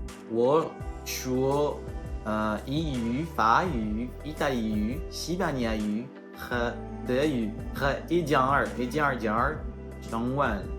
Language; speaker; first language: Chinese; non-native, learner; Spanish